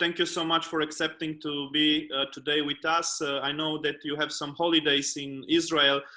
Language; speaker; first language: English; non-native, fluent; Romanian